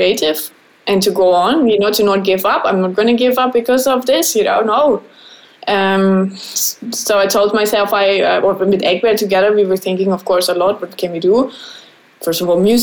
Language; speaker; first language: English; non-native, fluent; German